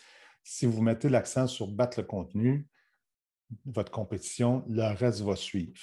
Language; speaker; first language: French; native; French